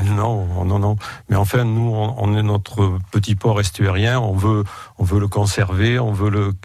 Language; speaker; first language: French; native; French